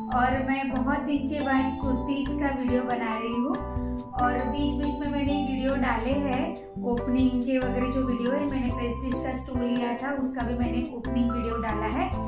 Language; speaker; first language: Hindi; non-native, local second language; Marathi